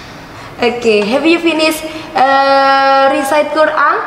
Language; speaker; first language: English; non-native, learner; Indonesian